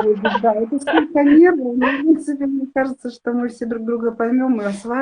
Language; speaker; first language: Russian; native; Russian